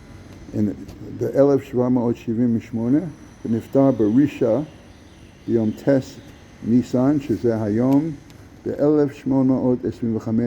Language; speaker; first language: Hebrew; non-native, fluent; English